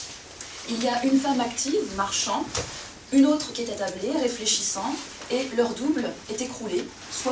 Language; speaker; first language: French; native; French